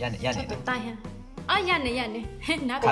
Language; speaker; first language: Japanese; non-native, learner; Burmese